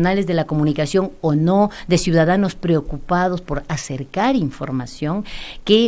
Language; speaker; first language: Spanish; native; Spanish